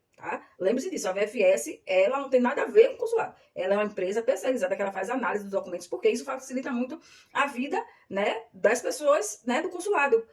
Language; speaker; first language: Portuguese; native; Portuguese